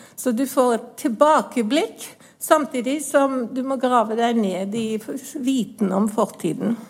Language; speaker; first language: Norwegian; native; Norwegian